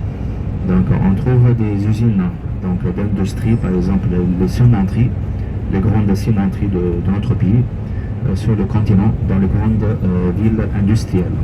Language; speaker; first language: French; non-native, local second language; Arabic